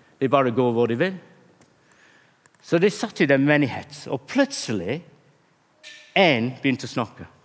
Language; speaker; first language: Norwegian; non-native, fluent; English